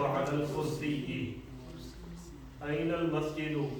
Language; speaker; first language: Arabic; non-native, fluent; Urdu